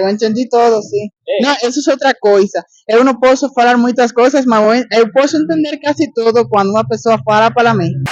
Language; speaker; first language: Portuguese; non-native, learner; Spanish